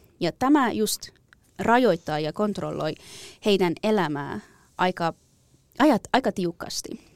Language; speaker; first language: Finnish; non-native, fluent; Persian